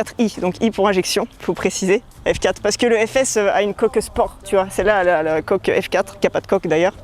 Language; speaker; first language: French; native; French